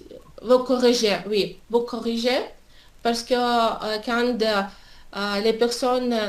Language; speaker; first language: French; non-native, learner; Russian